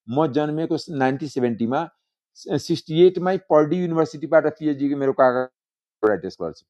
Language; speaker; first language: Nepali; non-native, local second language; Maithili